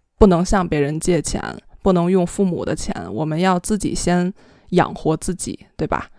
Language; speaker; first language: Chinese; native; Chinese